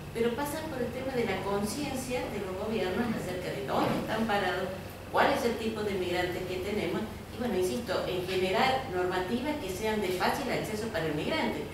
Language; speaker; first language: Spanish; native; Spanish